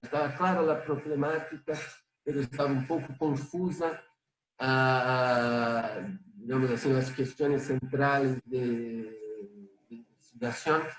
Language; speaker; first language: Spanish; non-native, fluent; Portuguese